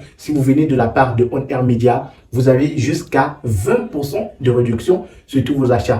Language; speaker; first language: French; native; French